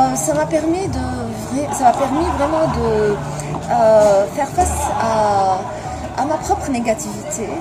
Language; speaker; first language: French; non-native, local second language; Arabic